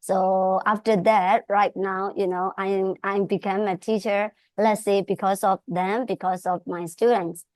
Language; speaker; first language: English; non-native, fluent; Burmese